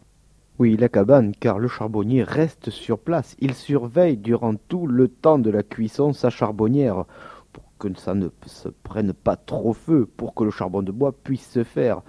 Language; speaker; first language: French; native; French